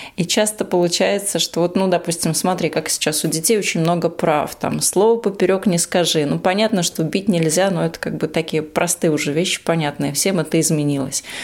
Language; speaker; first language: Russian; native; Russian